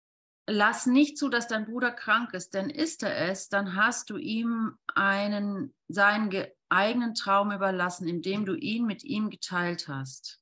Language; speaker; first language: German; native; German